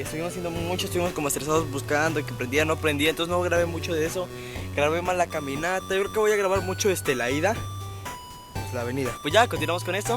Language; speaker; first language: Spanish; native; Spanish